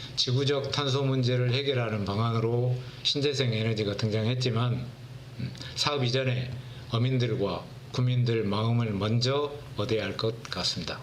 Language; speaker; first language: Korean; native; Korean